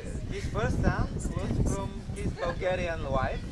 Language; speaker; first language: English; non-native, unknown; Bulgarian